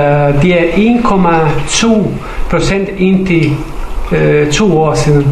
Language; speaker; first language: Danish; non-native, fluent; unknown